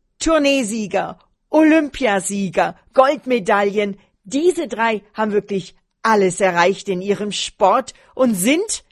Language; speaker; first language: German; native; German